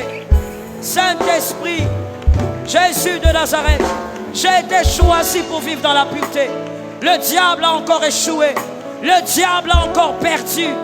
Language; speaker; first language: French; non-native, local second language; Lingala